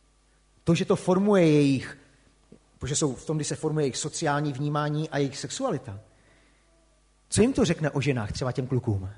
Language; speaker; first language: Czech; native; Czech